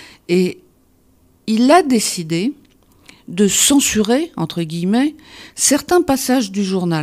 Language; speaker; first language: French; native; French